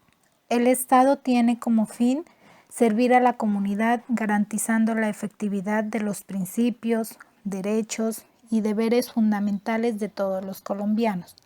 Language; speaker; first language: Spanish; native; Spanish